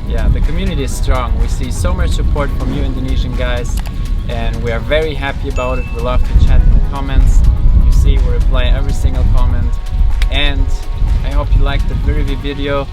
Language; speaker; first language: English; non-native, fluent; German